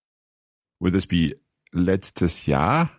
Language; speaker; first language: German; non-native, learner; English